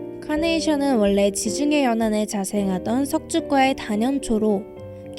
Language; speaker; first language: Korean; native; Korean